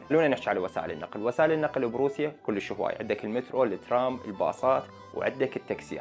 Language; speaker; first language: Arabic; native; Arabic